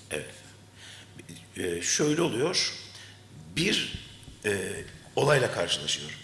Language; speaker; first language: Turkish; native; Turkish